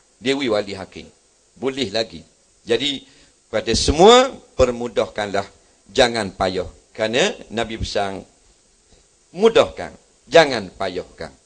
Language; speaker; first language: Malay; native; Malay